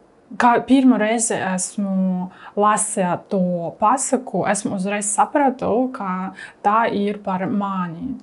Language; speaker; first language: Latvian; non-native, learner; Russian